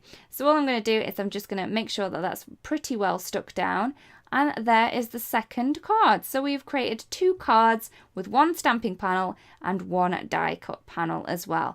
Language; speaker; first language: English; native; English